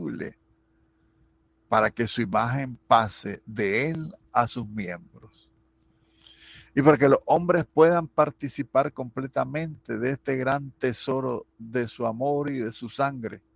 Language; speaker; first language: Spanish; native; Spanish